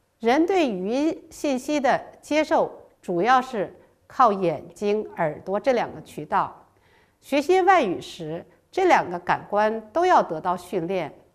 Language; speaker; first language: Chinese; native; Chinese